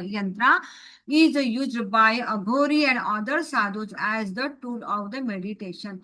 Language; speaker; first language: English; non-native, local second language; Hindi